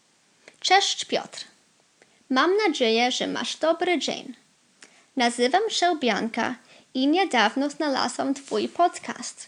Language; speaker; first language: Polish; early bilingual, heritage; Polish